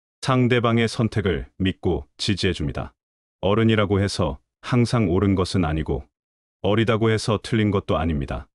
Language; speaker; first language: Korean; native; Korean